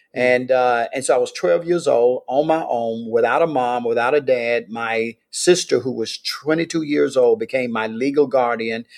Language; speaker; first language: English; native; English